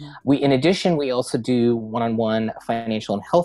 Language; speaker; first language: English; native; English